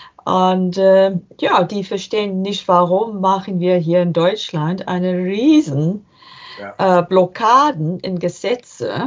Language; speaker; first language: German; non-native, learner; English